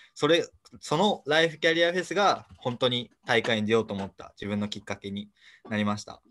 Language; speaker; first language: Japanese; native; Japanese